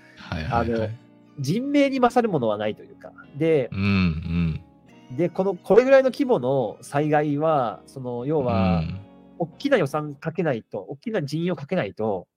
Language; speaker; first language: Japanese; native; Japanese